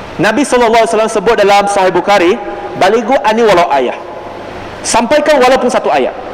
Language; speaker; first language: Malay; non-native, local second language; Chinese